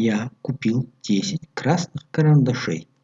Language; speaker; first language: Russian; non-native, local second language; Tajik